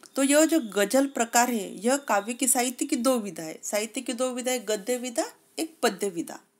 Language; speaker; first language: Hindi; non-native, local second language; Marathi